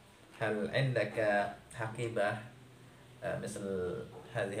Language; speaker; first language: Arabic; non-native, fluent; Indonesian